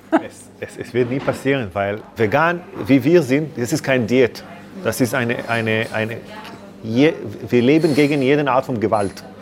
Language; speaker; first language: German; non-native, learner; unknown